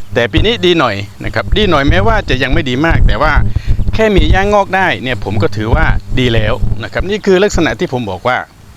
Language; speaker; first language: Thai; non-native, local second language; Khmer